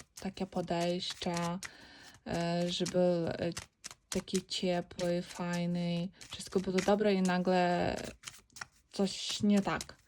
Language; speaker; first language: Polish; non-native, learner; Ukrainian